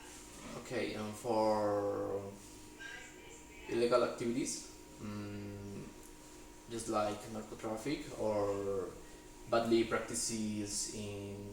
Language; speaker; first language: English; non-native, learner; Spanish